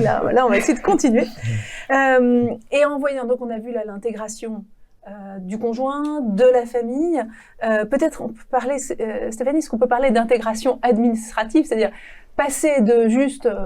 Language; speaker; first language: French; native; French